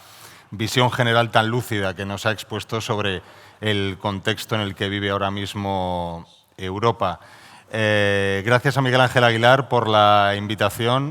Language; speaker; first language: Spanish; native; Spanish